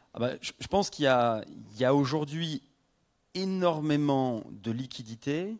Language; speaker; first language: French; native; French